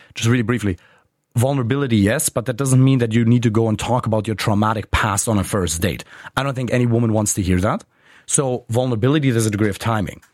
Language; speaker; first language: English; non-native, fluent; German